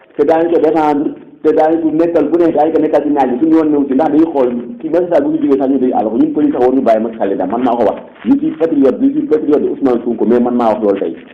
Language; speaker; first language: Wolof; non-native, local second language; Fula